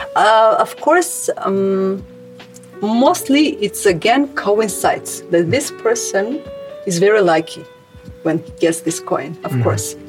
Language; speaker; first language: English; non-native, fluent; Armenian